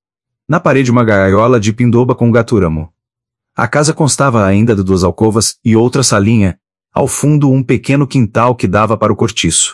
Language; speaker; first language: Portuguese; native; Portuguese